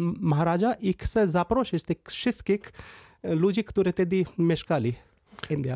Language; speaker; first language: Polish; non-native, fluent; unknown